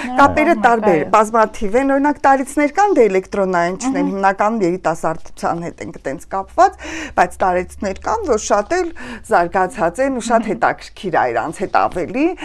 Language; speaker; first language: Armenian; native; Armenian